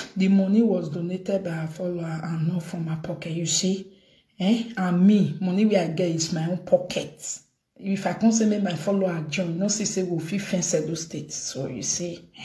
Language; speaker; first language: Nigerian Pidgin; non-native, local second language; Bini